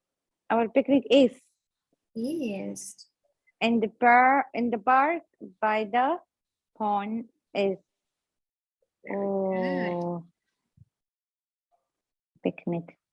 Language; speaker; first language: English; non-native, learner; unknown